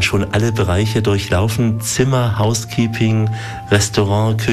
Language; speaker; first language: German; native; German